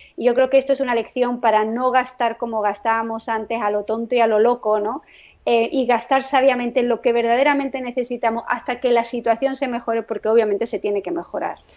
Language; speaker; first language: Spanish; native; Spanish